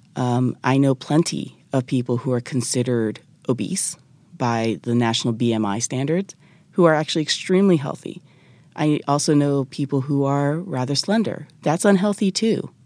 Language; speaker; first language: English; early bilingual, other home language; Japanese